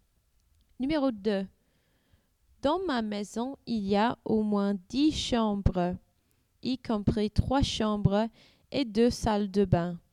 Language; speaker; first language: French; non-native, learner; English